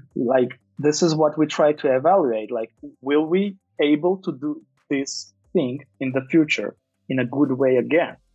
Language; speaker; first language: English; non-native, fluent; Armenian